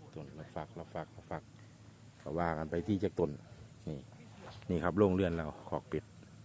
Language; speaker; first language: Thai; native; Thai